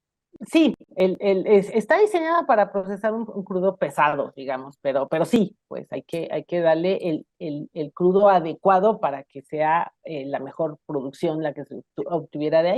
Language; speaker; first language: Spanish; native; Spanish